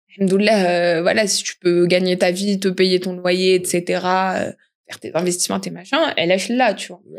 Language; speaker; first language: French; early bilingual, other home language; Arabic